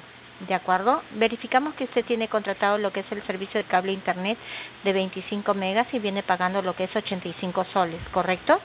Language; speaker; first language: Spanish; native; Spanish